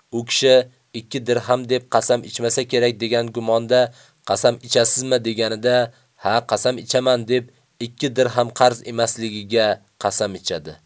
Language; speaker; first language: Uzbek; native; Uzbek